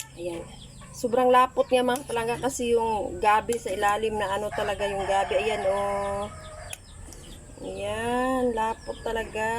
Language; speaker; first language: Filipino; non-native, local second language; Cebuano